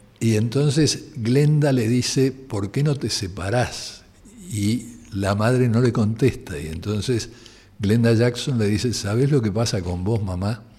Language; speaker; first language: Spanish; native; Spanish